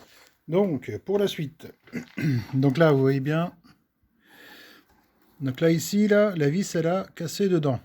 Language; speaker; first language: French; native; French